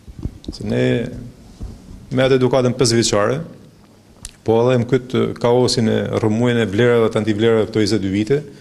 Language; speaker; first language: Albanian; native; Albanian